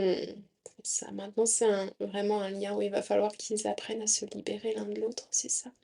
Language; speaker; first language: French; native; French